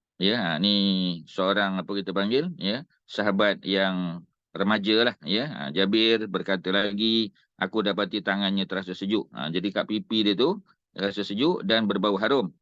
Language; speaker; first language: Malay; native; Malay